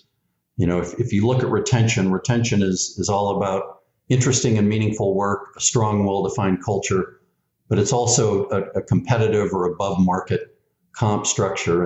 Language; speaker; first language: English; native; English